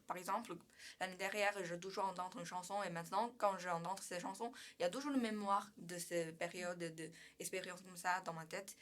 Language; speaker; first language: French; non-native, learner; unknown